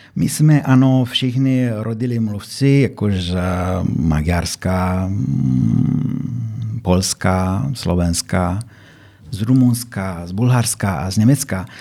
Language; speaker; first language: Czech; non-native, fluent; Romanian